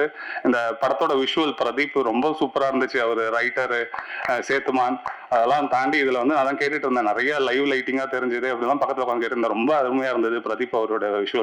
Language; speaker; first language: Tamil; native; Tamil